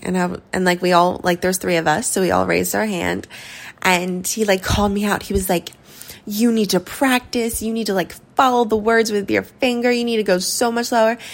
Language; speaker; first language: English; native; English